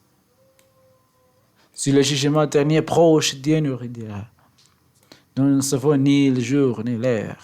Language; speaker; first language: French; non-native, learner; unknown